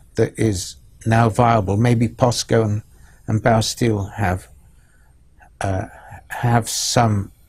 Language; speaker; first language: English; native; English